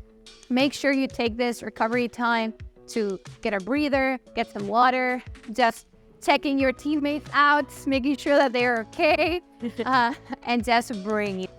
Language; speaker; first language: English; non-native, fluent; Italian